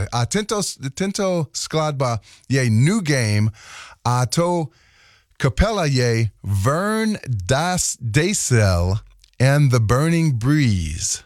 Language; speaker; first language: Czech; non-native, learner; English